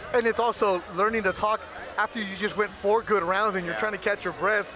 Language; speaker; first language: English; early bilingual, other home language; Spanish